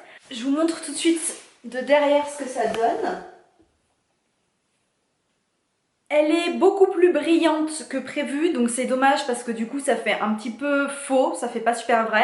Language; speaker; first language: French; native; French